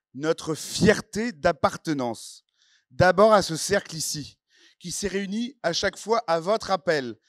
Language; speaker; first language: French; non-native, fluent; Ukrainian